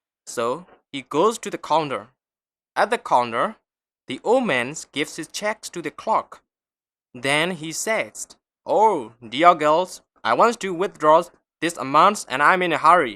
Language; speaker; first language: English; non-native, fluent; Burmese